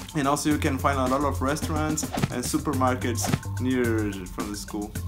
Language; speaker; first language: English; non-native, fluent; Portuguese